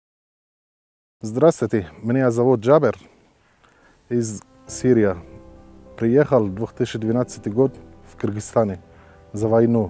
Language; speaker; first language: Russian; non-native, learner; Arabic